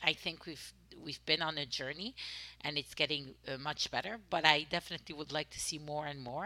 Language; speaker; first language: English; non-native, fluent; French